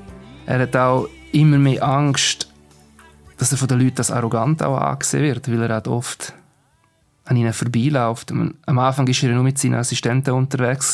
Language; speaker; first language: German; native; German